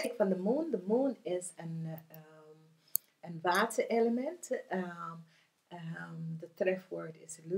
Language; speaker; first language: Dutch; early bilingual, heritage; English